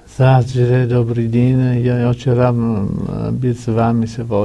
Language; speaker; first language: Russian; non-native, learner; Italian